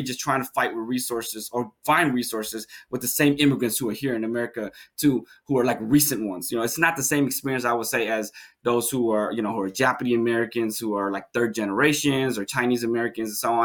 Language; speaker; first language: English; native; English